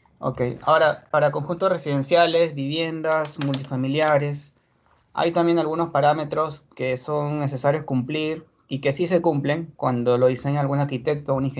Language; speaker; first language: Spanish; native; Spanish